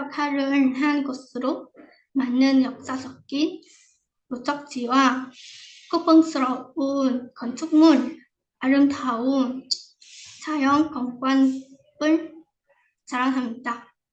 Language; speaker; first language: Korean; non-native, fluent; Vietnamese